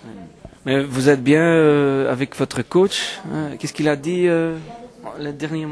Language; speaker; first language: French; non-native, fluent; Dutch